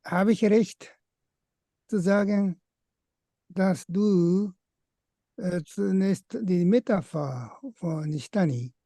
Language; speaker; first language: German; non-native, fluent; Japanese